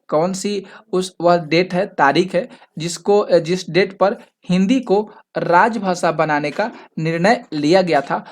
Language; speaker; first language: Hindi; native; Hindi